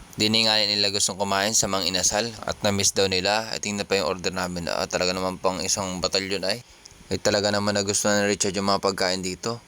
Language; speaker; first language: Filipino; native; Filipino